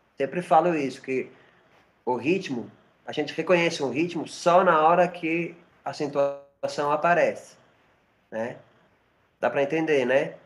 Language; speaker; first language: Portuguese; non-native, fluent; Spanish